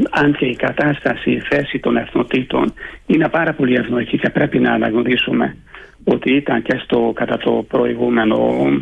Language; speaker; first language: Greek; early bilingual, heritage; Greek